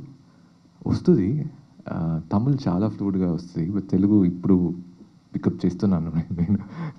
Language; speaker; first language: Telugu; non-native, local second language; Tamil